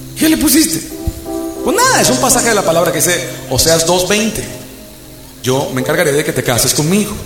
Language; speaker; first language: Spanish; native; Spanish